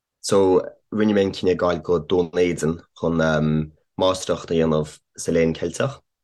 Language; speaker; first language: Irish; non-native, fluent; English